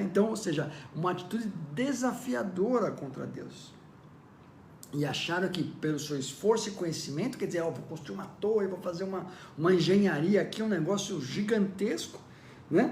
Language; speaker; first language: Portuguese; native; Portuguese